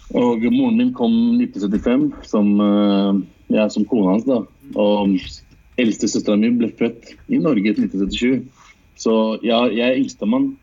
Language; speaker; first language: Norwegian; early bilingual, other home language; Urdu